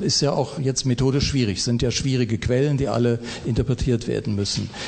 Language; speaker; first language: German; native; German